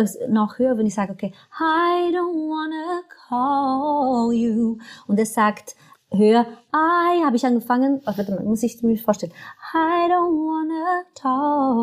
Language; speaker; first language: German; non-native, fluent; Portuguese